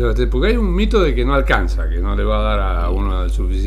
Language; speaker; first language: Spanish; native; Spanish